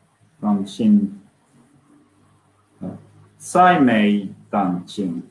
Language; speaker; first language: Chinese; non-native, learner; English